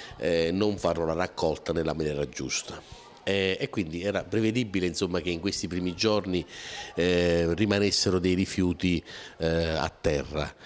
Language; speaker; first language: Italian; native; Italian